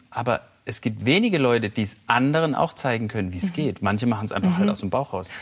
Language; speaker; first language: German; native; German